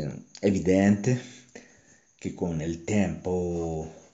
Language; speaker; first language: Italian; non-native, learner; Spanish